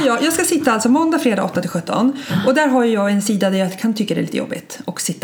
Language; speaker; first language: Swedish; native; Swedish